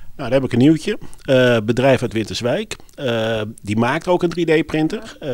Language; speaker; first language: Dutch; native; Dutch